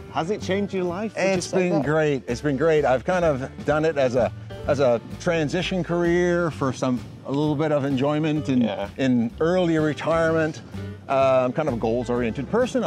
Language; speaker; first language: English; native; English